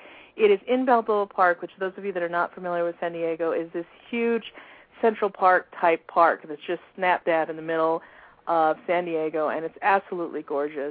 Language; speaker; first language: English; native; English